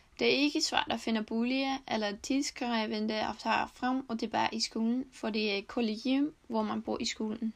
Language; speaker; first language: Danish; non-native, learner; Icelandic